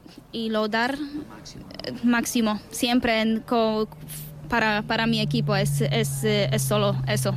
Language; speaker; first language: Spanish; non-native, learner; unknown